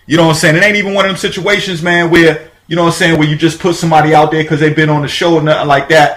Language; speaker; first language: English; native; English